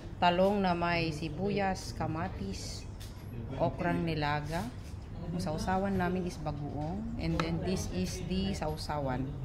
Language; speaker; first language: Filipino; non-native, local second language; Iloko